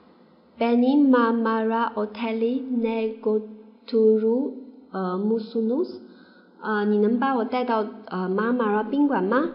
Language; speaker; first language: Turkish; non-native, fluent; Chinese